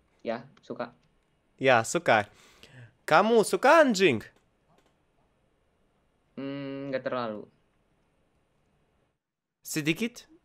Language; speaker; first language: Indonesian; non-native, learner; Russian